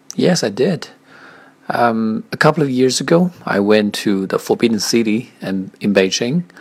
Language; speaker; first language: English; non-native, fluent; Chinese